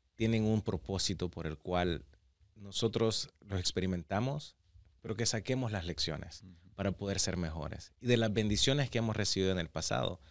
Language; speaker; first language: Spanish; native; Spanish